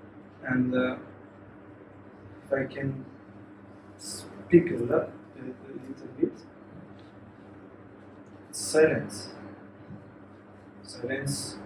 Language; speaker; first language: English; non-native, learner; French